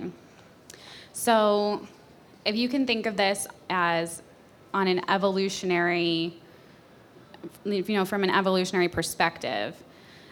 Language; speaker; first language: English; native; English